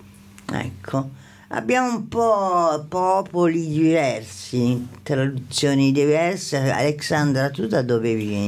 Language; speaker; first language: Italian; native; Italian